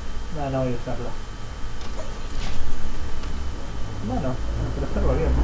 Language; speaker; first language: Spanish; native; Spanish